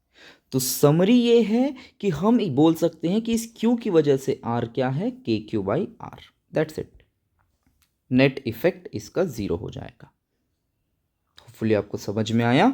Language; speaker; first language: Hindi; native; Hindi